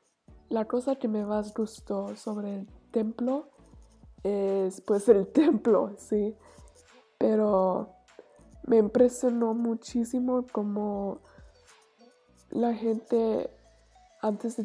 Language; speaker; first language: Spanish; non-native, learner; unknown